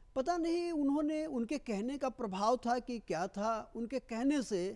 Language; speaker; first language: Hindi; native; Hindi